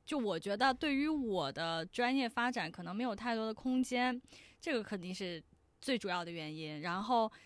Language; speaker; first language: Chinese; non-native, local second language; Cantonese